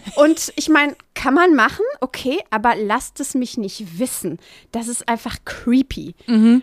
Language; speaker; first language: German; native; German